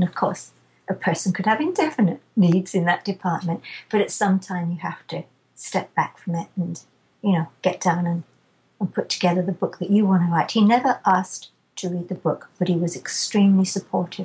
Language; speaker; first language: English; native; English